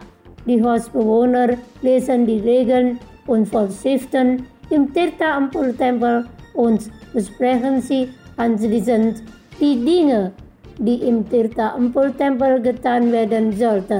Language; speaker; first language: German; non-native, learner; Indonesian